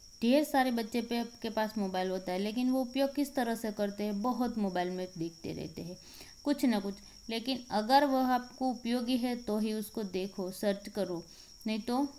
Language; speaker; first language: Hindi; non-native, local second language; Gujarati